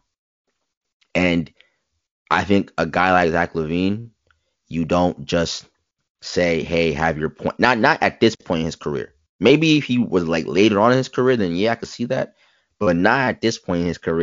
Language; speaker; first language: English; native; English